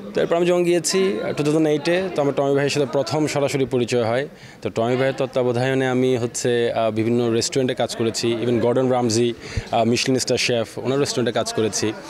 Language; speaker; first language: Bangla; native; Bangla